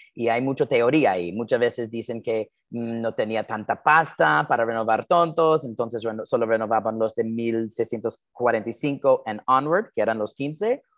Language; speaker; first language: Spanish; non-native, fluent; English